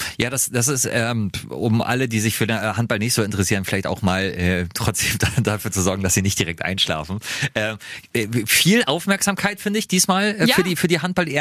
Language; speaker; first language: German; native; German